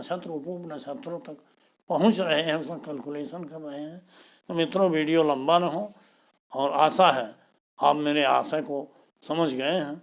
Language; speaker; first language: Hindi; native; Hindi